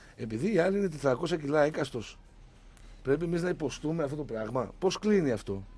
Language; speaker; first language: Greek; native; Greek